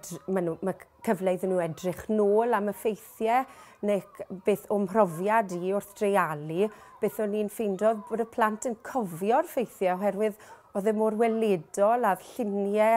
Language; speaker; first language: Welsh; native; Welsh